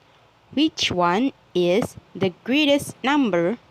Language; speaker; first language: English; non-native, learner; Indonesian